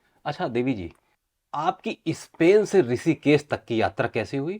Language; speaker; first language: Hindi; native; Hindi